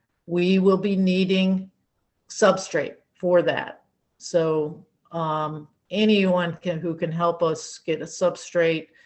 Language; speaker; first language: English; native; English